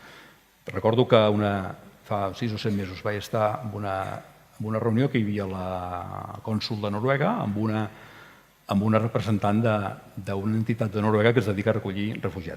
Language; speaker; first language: Catalan; native; Catalan